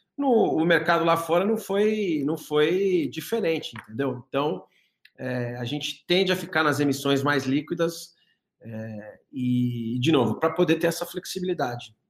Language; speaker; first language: Portuguese; native; Portuguese